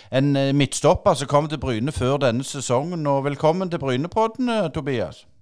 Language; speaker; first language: Norwegian; native; Norwegian